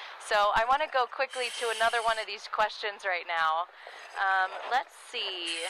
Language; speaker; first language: English; native; English